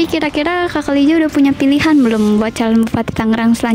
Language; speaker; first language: Indonesian; native; Indonesian